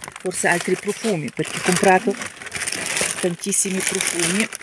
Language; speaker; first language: Italian; non-native, learner; Ukrainian